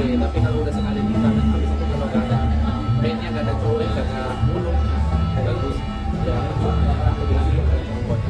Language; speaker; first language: Indonesian; non-native, learner; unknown